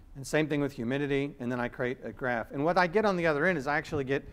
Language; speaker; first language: English; native; English